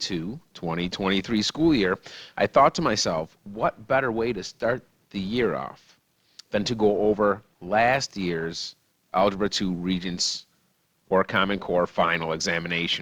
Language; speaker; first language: English; native; English